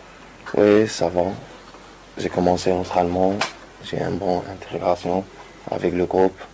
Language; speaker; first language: French; non-native, local second language; Arabic